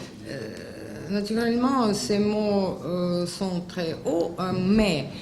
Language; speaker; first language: French; non-native, fluent; Russian